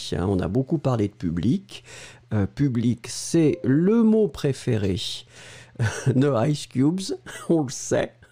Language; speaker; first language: French; native; French